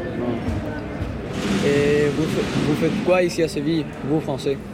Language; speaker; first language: French; non-native, learner; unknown